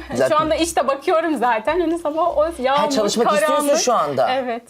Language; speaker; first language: Turkish; native; Turkish